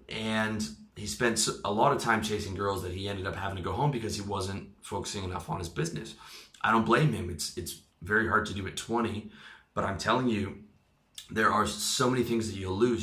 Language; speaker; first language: English; native; English